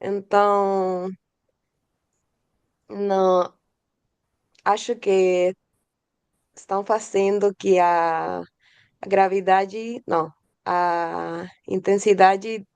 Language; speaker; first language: Portuguese; non-native, learner; Spanish